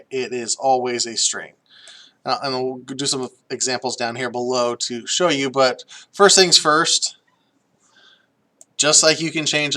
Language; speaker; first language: English; native; English